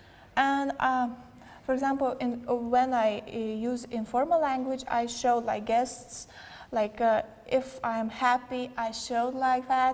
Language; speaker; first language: English; non-native, learner; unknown